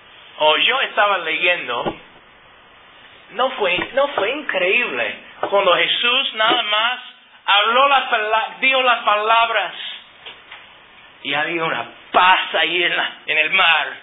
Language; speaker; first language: Spanish; non-native, fluent; English